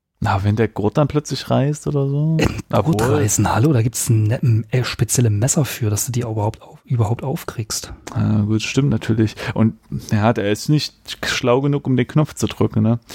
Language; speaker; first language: German; native; German